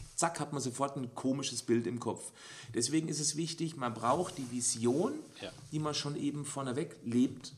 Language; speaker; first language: German; native; German